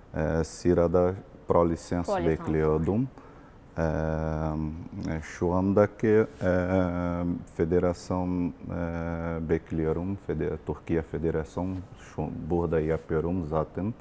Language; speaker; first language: Turkish; non-native, learner; Portuguese